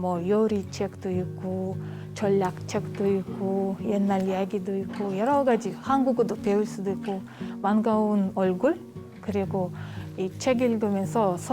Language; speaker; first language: Korean; non-native, learner; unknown